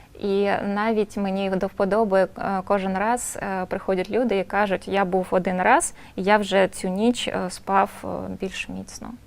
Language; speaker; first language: Ukrainian; non-native, local second language; Russian